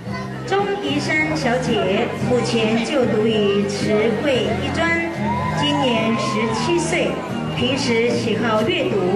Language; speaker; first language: Chinese; native; Chinese